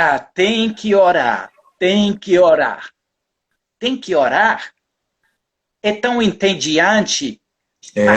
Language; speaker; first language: Portuguese; non-native, fluent; English